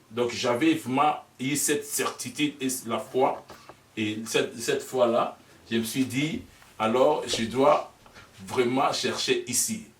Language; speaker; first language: French; non-native, local second language; Lingala